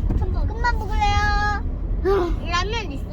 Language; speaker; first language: Korean; early bilingual, other home language; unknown